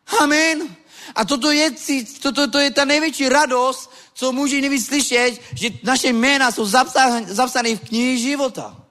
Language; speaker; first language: Czech; non-native, local second language; Romany